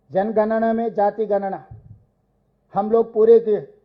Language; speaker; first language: Hindi; non-native, local second language; Telugu